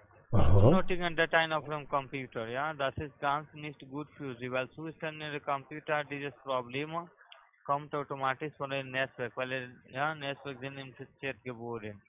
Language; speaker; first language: German; non-native, learner; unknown